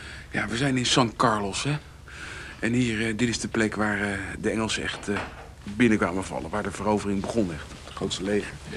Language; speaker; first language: Dutch; native; Dutch